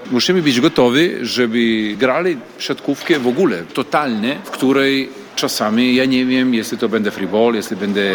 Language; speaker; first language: Polish; non-native, fluent; Serbian